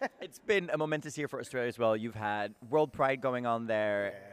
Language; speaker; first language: English; non-native, fluent; Dutch